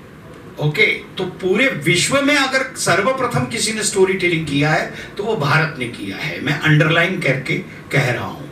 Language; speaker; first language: Hindi; native; Hindi